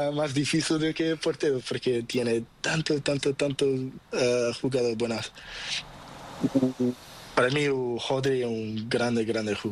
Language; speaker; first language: Spanish; non-native, learner; Portuguese